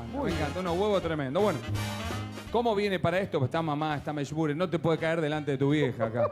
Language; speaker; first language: Spanish; native; Spanish